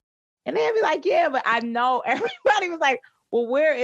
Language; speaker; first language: English; native; English